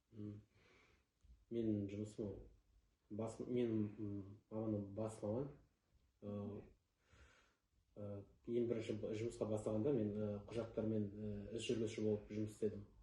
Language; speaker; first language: Kazakh; non-native, local second language; Russian